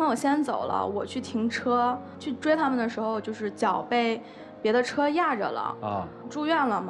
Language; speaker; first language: Chinese; native; Chinese